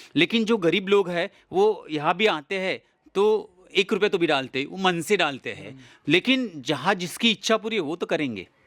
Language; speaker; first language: Hindi; non-native, local second language; Marathi